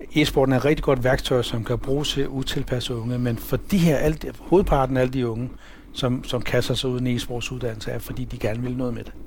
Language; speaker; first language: Danish; early bilingual, other home language; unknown